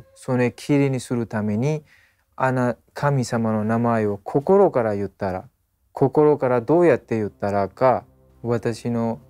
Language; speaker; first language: Japanese; non-native, learner; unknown